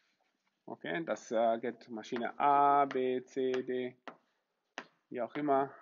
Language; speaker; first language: German; non-native, fluent; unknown